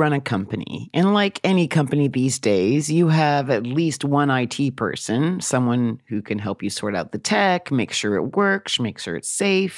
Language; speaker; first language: English; native; English